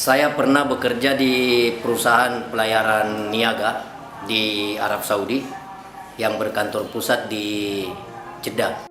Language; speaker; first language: Indonesian; non-native, local second language; Buginese